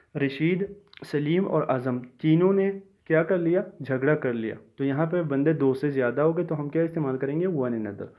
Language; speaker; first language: Urdu; non-native, local second language; Pashto